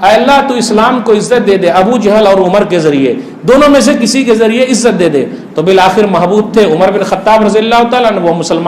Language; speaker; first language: Hindi; native; Hindi